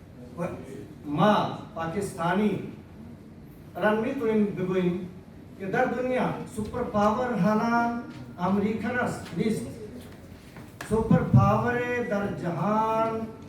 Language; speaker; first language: Persian; non-native, fluent; Urdu